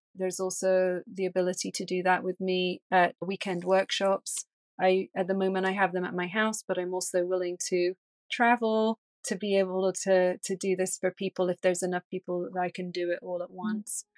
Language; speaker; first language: English; native; English